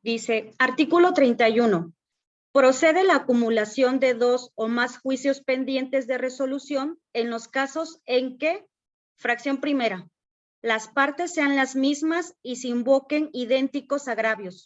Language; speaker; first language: Spanish; native; Spanish